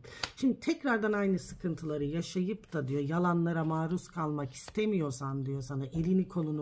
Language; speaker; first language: Turkish; early bilingual, heritage; Turkish